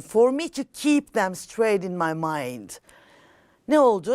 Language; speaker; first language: English; non-native, fluent; Turkish